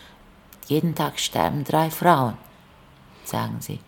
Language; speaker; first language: German; non-native, fluent; Turkish